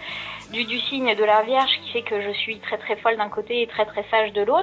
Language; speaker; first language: French; native; French